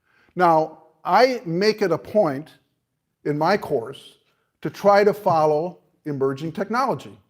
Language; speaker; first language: English; native; English